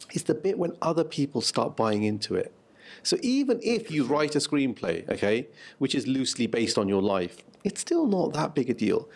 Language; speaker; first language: English; native; English